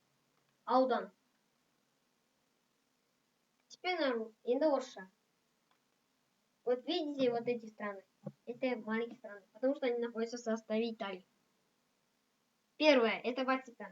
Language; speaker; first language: Russian; non-native, local second language; Kazakh